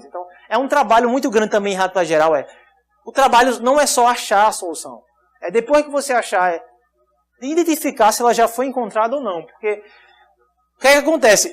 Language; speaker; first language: Portuguese; native; Portuguese